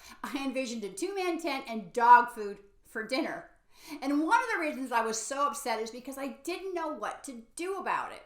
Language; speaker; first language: English; native; English